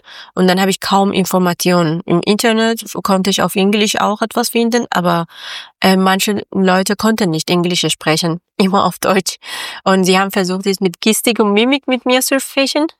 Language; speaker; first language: German; non-native, learner; Persian